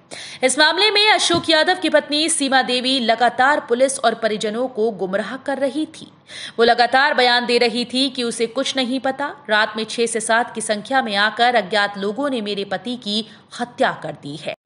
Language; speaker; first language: Hindi; native; Hindi